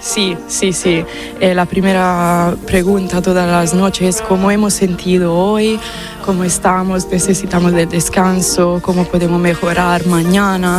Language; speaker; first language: Spanish; non-native, fluent; Italian